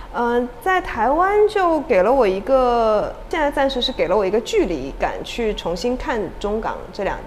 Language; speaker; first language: Chinese; native; Chinese